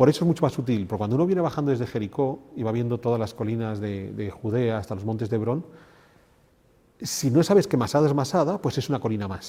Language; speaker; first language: Spanish; native; Spanish